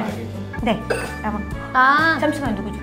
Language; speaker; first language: Korean; non-native, fluent; Ukrainian